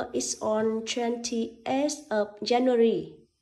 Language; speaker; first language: English; non-native, learner; Vietnamese